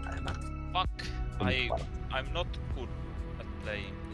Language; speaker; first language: English; non-native, fluent; Finnish